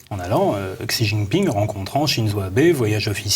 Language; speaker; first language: French; native; French